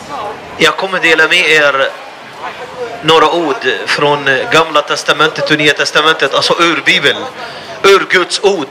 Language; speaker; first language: Swedish; non-native, fluent; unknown